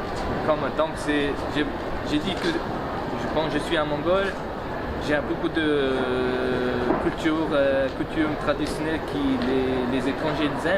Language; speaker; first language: French; non-native, fluent; Mongolian